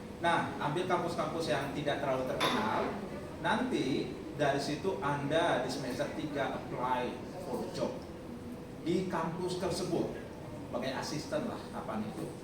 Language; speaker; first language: Indonesian; non-native, local second language; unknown